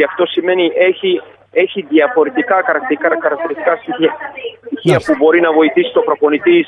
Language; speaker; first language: Greek; non-native, fluent; Serbian